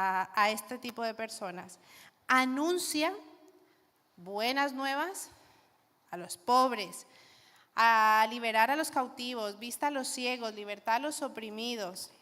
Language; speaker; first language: Spanish; native; Spanish